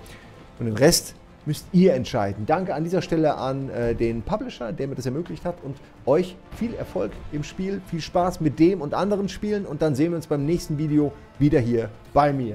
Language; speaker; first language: German; native; German